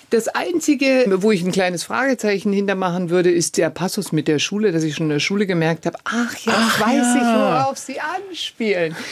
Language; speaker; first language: German; native; German